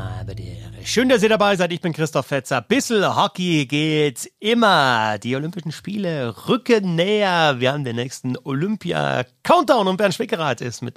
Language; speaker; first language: German; native; German